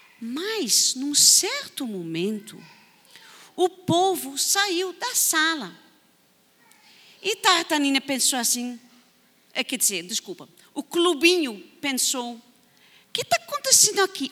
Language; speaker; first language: Portuguese; non-native, fluent; Dutch